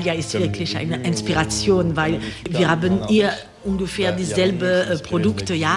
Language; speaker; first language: German; non-native, fluent; French